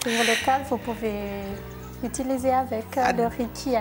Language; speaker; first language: French; non-native, learner; Malagasy